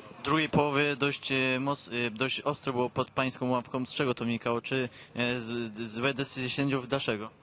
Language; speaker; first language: Polish; native; Polish